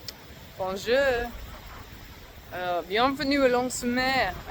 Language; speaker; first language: French; non-native, learner; English